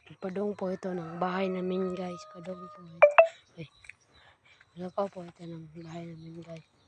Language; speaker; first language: Filipino; non-native, local second language; Cebuano